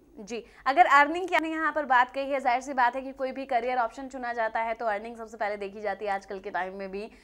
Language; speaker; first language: Hindi; native; Hindi